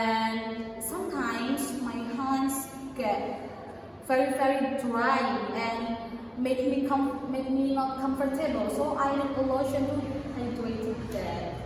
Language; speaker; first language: English; non-native, learner; Indonesian